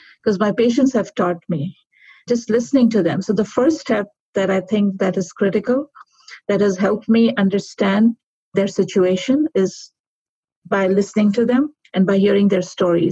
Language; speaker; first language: English; non-native, local second language; Urdu